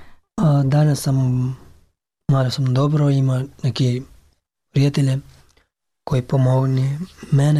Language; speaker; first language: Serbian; non-native, learner; Pashto